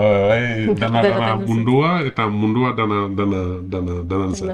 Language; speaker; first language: Basque; non-native, learner; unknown